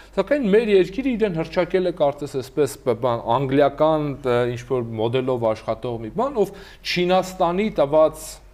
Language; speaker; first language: Armenian; native; Armenian